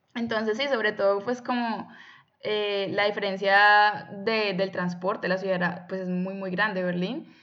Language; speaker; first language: Spanish; native; Spanish